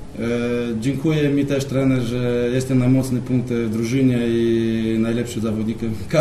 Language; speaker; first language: Polish; non-native, fluent; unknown